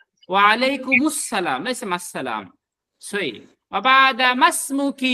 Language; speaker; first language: Arabic; non-native, fluent; Bangla